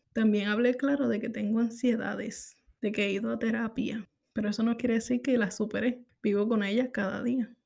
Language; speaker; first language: Spanish; native; Spanish